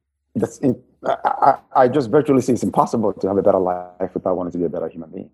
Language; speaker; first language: English; non-native, local second language; Igbo